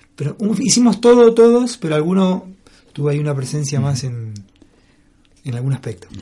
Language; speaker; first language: Spanish; native; Spanish